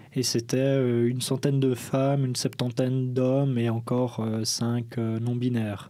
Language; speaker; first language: French; native; French